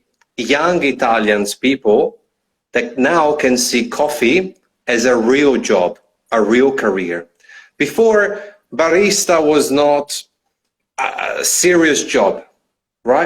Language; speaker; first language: English; non-native, fluent; Italian